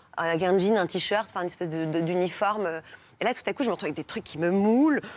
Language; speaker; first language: French; native; French